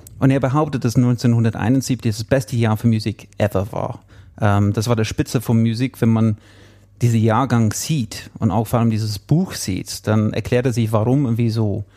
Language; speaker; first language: German; non-native, fluent; English